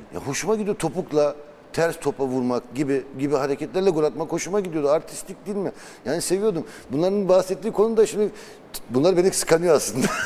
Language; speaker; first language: Turkish; early bilingual, heritage; Turkish